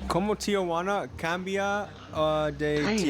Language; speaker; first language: Spanish; non-native, learner; English